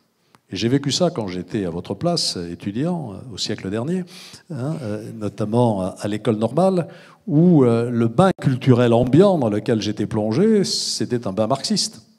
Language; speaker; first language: French; native; French